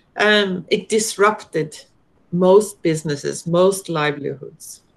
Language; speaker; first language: English; non-native, fluent; Norwegian